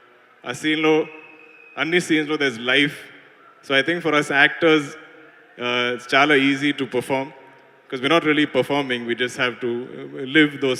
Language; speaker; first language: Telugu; non-native, learner; Malayalam